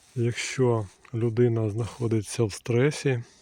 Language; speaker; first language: Ukrainian; non-native, local second language; Russian